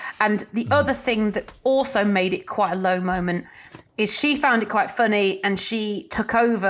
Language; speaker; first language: English; native; English